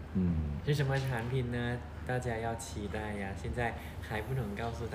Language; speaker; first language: Chinese; non-native, learner; Thai